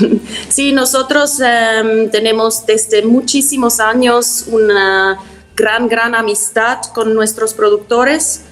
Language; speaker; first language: Spanish; non-native, fluent; German